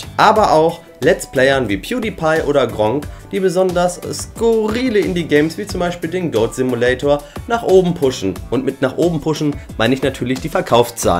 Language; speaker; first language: German; native; German